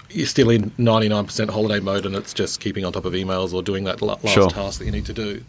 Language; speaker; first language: English; native; English